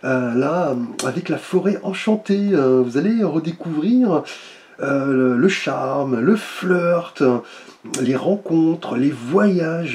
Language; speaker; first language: French; native; French